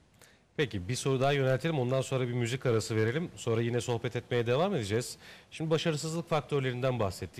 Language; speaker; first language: Turkish; native; Turkish